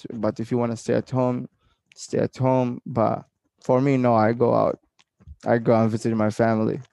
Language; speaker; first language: English; non-native, fluent; Arabic